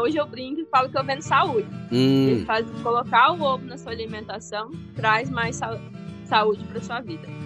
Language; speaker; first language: Portuguese; native; Portuguese